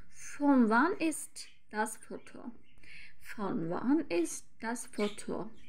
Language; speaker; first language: German; non-native, learner; Turkish